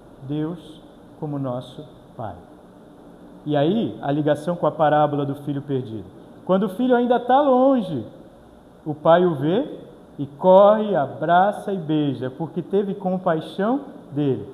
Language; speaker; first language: Portuguese; native; Portuguese